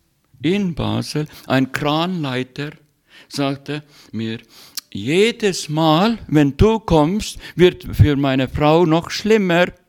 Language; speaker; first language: German; non-native, learner; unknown